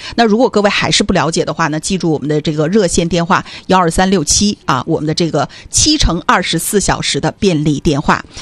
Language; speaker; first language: Chinese; native; Chinese